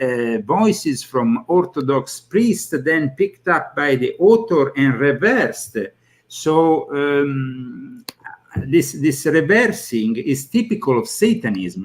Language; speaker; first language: English; non-native, fluent; Italian